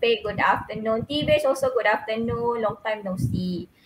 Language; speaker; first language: English; non-native, local second language; Malay